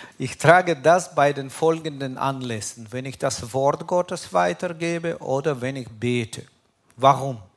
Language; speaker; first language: German; non-native, fluent; Russian